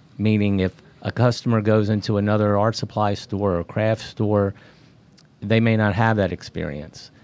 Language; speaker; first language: English; native; English